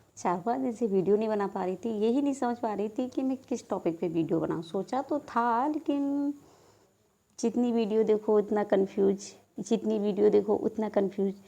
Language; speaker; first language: Hindi; non-native, local second language; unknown